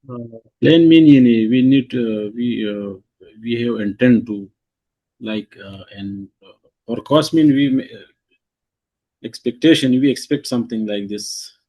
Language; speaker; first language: English; non-native, local second language; Urdu